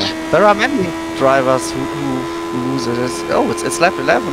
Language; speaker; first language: English; non-native, fluent; German